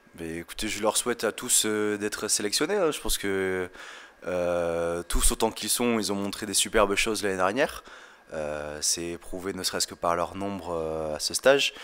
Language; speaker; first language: French; native; French